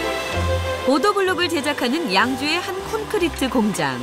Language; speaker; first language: Korean; native; Korean